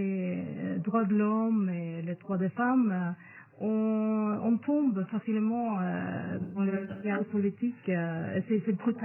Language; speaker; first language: French; non-native, fluent; Norwegian